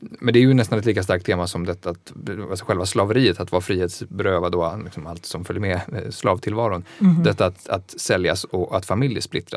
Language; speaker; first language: Swedish; native; Swedish